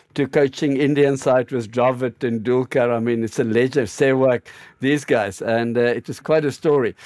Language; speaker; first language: English; native; English